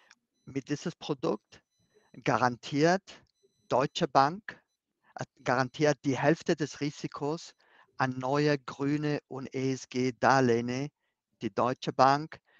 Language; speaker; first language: German; non-native, fluent; Spanish